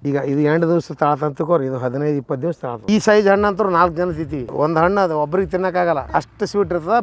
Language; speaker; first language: Kannada; native; Kannada